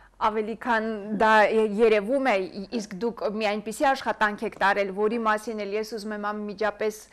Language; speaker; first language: Armenian; native; Armenian